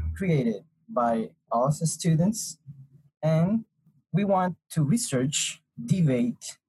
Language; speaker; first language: English; non-native, fluent; Spanish